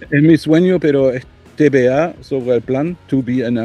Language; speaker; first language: Spanish; non-native, learner; German